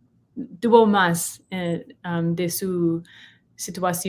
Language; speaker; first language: Spanish; non-native, learner; English